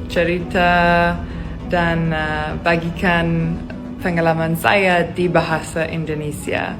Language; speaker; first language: Indonesian; non-native, learner; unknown